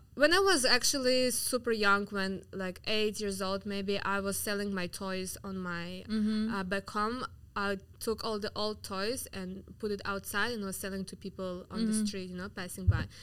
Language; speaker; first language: English; non-native, fluent; Russian